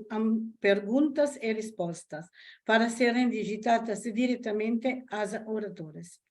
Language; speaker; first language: Portuguese; non-native, learner; Italian